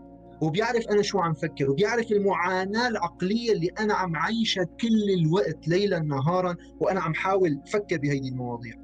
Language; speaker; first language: Arabic; native; Arabic